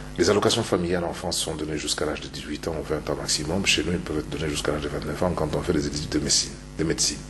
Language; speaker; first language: French; non-native, local second language; Luba-Lulua